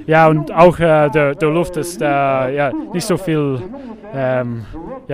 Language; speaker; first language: German; non-native, learner; English